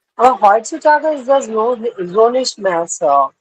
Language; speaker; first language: German; non-native, learner; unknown